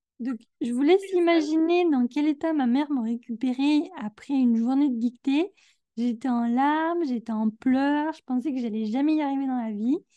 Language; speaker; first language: French; native; French